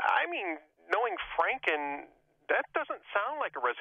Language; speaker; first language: English; native; English